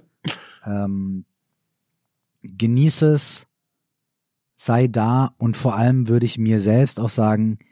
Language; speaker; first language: German; native; German